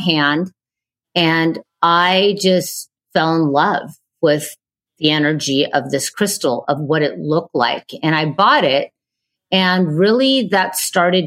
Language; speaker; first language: English; native; English